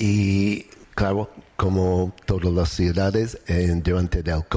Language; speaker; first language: Spanish; non-native, learner; English